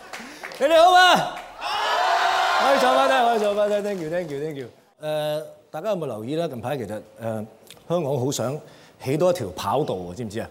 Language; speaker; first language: Cantonese; native; Cantonese